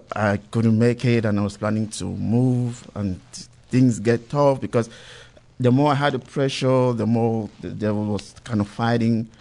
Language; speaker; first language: English; non-native, local second language; Igbo